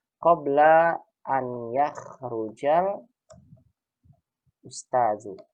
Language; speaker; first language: Arabic; non-native, fluent; Indonesian